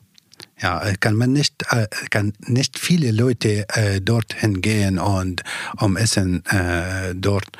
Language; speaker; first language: German; non-native, learner; Persian